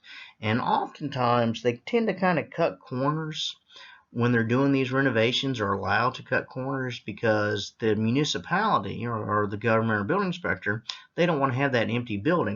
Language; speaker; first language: English; native; English